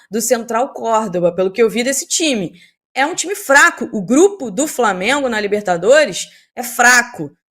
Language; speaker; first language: Portuguese; native; Portuguese